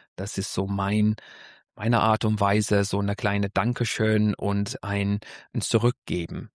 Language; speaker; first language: German; non-native, fluent; English